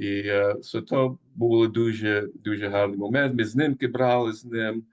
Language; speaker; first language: Ukrainian; early bilingual, heritage; Ukrainian